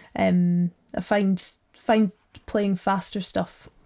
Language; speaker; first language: English; native; English